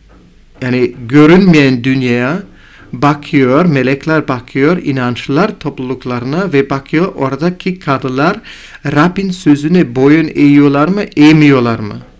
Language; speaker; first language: Turkish; non-native, fluent; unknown